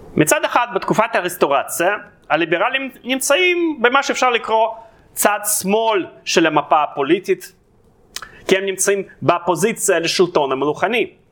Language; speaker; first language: Hebrew; non-native, fluent; Russian